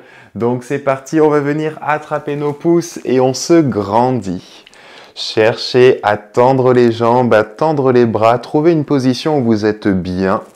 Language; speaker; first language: French; native; French